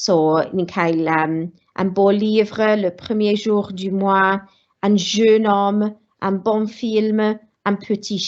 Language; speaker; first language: French; non-native, fluent; Welsh